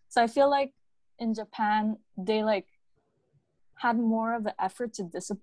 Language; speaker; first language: English; early bilingual, other home language; Japanese